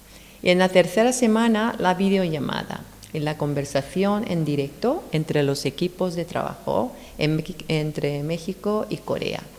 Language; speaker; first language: Spanish; non-native, fluent; Korean